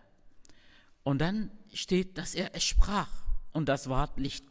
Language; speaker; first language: German; non-native, fluent; Arabic